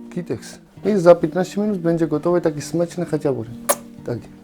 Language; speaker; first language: Polish; non-native, fluent; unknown